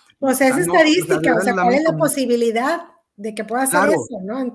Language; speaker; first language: Spanish; native; Spanish